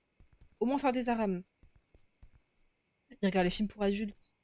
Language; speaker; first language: French; native; French